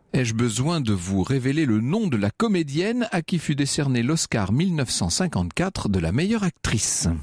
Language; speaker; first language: French; native; French